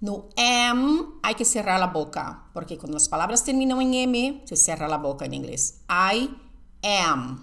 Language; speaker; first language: Spanish; non-native, fluent; Portuguese